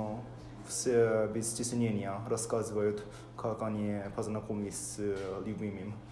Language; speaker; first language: Russian; non-native, fluent; Japanese